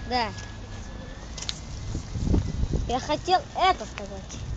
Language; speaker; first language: Russian; non-native, local second language; Kazakh